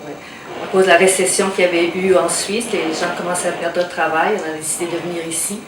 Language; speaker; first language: French; native; French